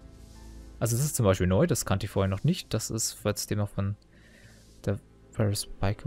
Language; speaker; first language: German; native; German